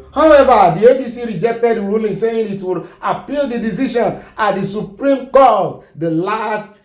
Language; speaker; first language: English; non-native, local second language; Yoruba